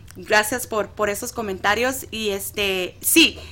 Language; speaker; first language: Spanish; native; Spanish